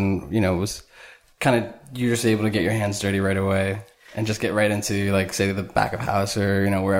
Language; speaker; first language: English; native; English